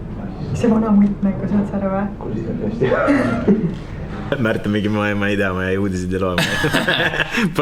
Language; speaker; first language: Estonian; native; Estonian